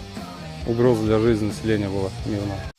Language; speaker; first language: Russian; native; Russian